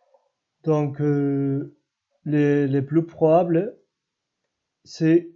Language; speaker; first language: French; non-native, learner; Spanish